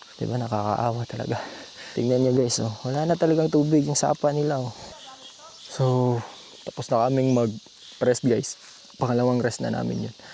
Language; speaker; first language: Filipino; non-native, local second language; Cebuano